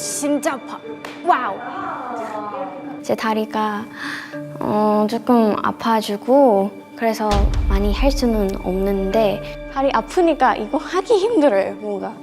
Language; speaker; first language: Korean; non-native, fluent; Thai